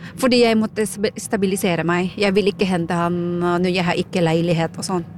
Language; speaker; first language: Norwegian; non-native, fluent; Filipino